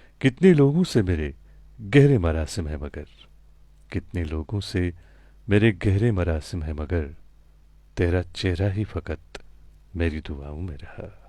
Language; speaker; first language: Hindi; non-native, local second language; Kashmiri